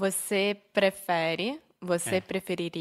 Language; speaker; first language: Portuguese; native; Portuguese